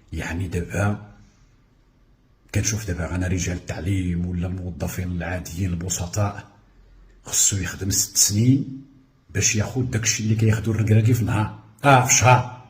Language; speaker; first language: Arabic; native; Arabic